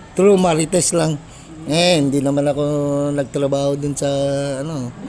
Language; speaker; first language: Filipino; native; Filipino